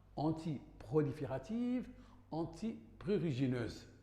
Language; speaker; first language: French; non-native, local second language; Arabic